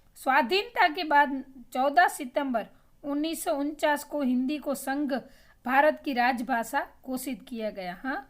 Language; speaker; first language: Hindi; non-native, local second language; Gujarati